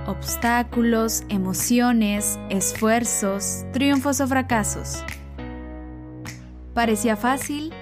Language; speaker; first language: Spanish; native; Spanish